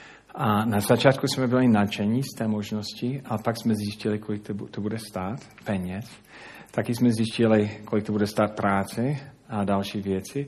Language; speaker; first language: Czech; non-native, fluent; English